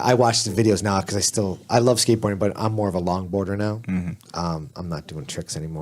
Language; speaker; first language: English; native; English